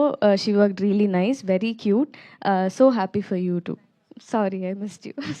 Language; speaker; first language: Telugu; non-native, learner; Tamil